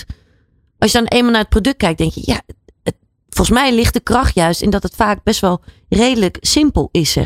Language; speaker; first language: Dutch; native; Dutch